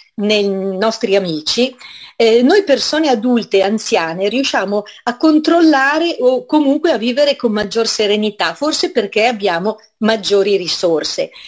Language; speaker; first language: Italian; native; Italian